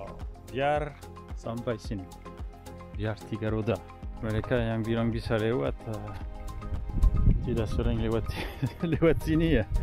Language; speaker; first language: Indonesian; non-native, fluent; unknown